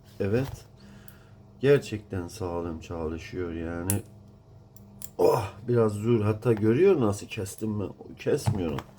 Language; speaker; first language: Turkish; non-native, learner; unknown